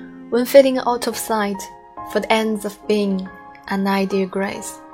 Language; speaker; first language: English; non-native, fluent; Chinese